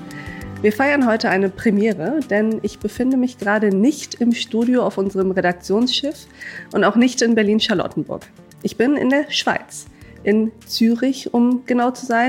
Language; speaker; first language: German; native; German